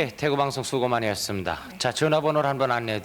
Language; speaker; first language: Korean; native; Korean